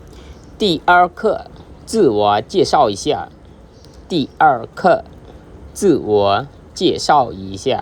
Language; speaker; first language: Chinese; non-native, local second language; Khmer